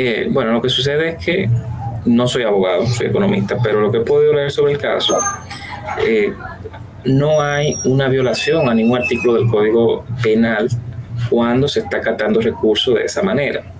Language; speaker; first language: Spanish; native; Spanish